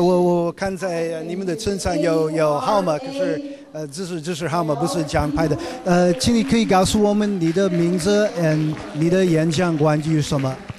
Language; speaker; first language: Chinese; non-native, learner; English